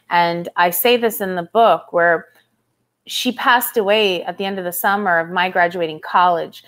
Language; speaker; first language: English; native; English